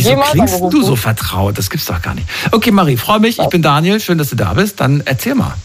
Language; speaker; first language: German; native; German